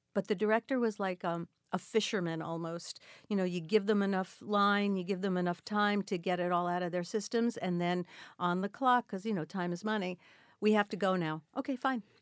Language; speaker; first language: English; native; English